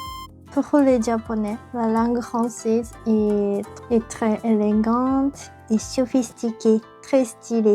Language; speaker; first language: French; non-native, learner; Japanese